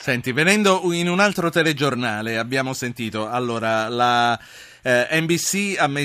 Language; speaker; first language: Italian; native; Italian